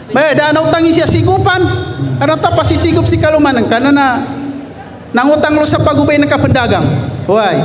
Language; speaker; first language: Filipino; non-native, local second language; Maguindanaon